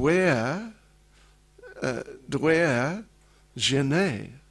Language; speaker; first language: Russian; non-native, learner; English